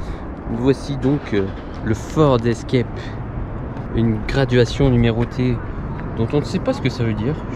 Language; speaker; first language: French; native; French